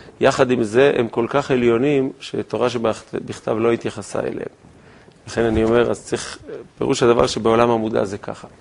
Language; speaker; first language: Hebrew; native; Hebrew